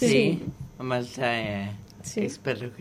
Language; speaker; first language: Catalan; non-native, learner; English